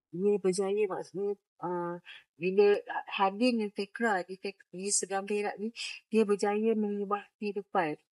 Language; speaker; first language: Malay; native; Malay